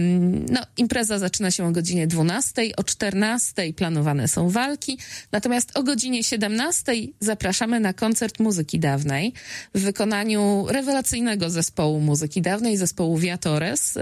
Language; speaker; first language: Polish; native; Polish